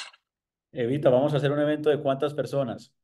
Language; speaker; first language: Spanish; native; Spanish